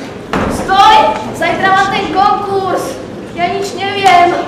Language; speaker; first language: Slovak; non-native, learner; Czech